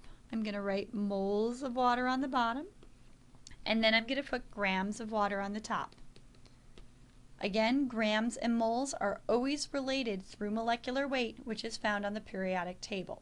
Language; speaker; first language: English; native; English